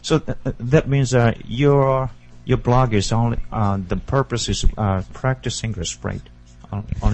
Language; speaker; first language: English; non-native, learner; Japanese